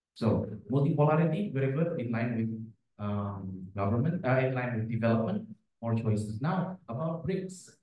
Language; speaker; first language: English; non-native, fluent; Indonesian